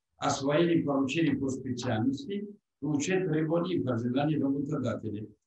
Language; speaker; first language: Russian; non-native, local second language; Tajik